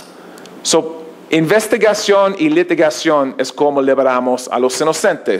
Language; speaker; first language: Spanish; non-native, learner; English